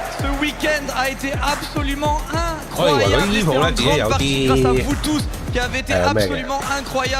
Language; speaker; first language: French; native; French